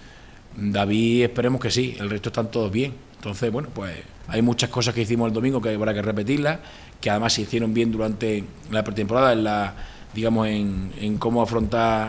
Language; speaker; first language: Spanish; native; Spanish